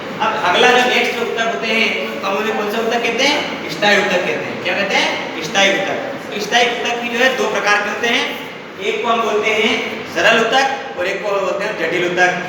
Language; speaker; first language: Hindi; native; Hindi